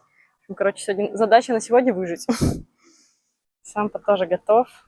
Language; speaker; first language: Russian; native; Russian